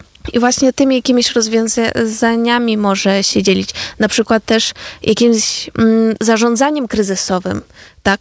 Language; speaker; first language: Polish; non-native, fluent; Ukrainian